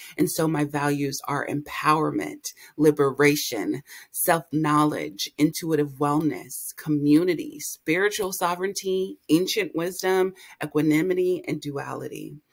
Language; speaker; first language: English; native; English